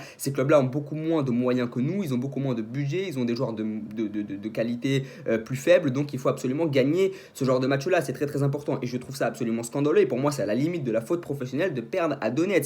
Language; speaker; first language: French; native; French